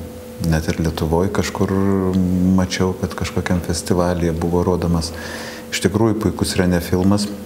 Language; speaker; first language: Lithuanian; native; Lithuanian